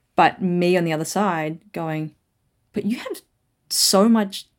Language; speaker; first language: English; native; English